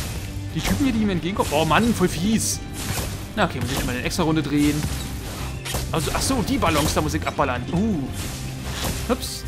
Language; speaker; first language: German; native; German